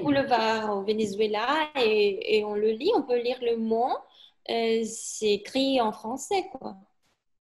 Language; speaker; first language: French; non-native, fluent; Spanish